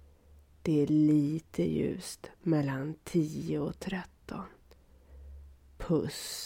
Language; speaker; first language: Swedish; native; Swedish